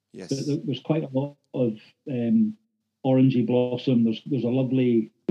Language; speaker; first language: English; native; English